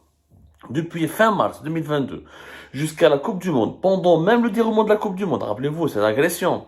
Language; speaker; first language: French; non-native, local second language; Arabic